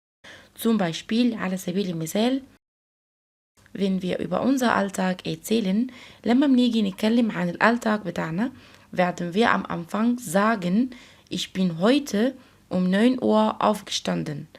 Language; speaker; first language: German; non-native, fluent; Arabic